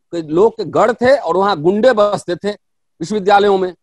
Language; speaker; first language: Hindi; native; Hindi